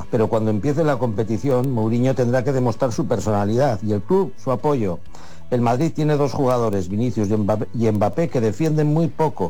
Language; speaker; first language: Spanish; native; Spanish